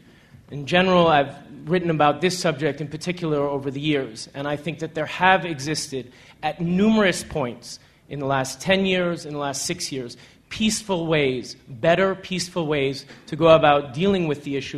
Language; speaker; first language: English; native; English